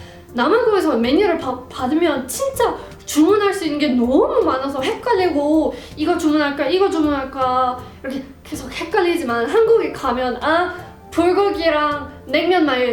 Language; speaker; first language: Korean; non-native, fluent; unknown